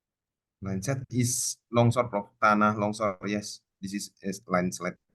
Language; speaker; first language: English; non-native, learner; Indonesian